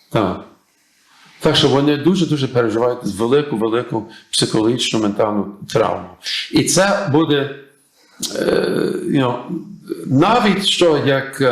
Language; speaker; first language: Ukrainian; early bilingual, heritage; English